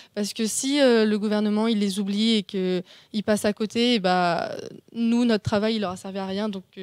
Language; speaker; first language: French; native; French